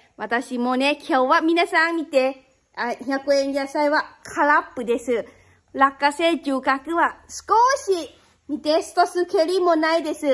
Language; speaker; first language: Japanese; non-native, learner; Lao